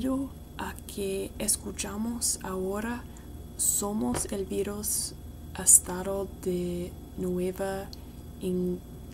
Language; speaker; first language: Spanish; non-native, learner; English